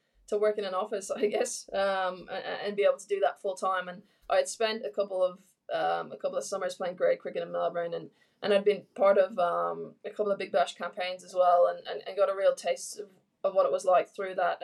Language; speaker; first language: English; native; English